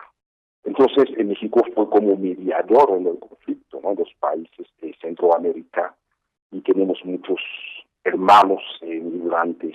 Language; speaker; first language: Spanish; non-native, fluent; Haitian Creole